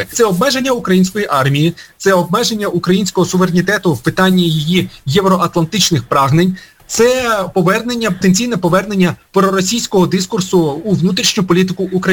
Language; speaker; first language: Ukrainian; native; Ukrainian